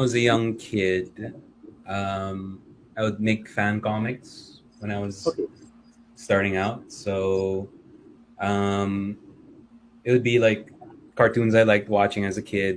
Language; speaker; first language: English; non-native, local second language; Filipino